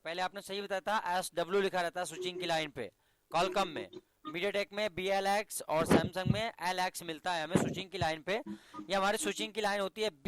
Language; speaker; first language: Hindi; native; Hindi